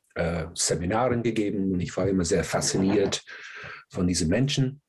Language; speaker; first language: German; non-native, fluent; English